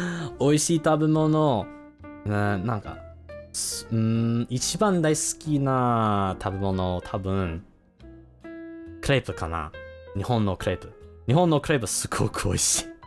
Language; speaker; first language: Japanese; non-native, learner; English